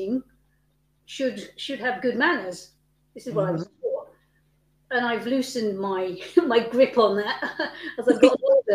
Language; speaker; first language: English; native; English